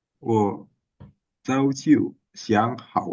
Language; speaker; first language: Chinese; non-native, learner; Indonesian